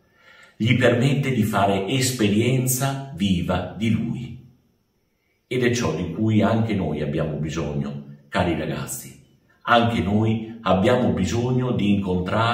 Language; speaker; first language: Italian; native; Italian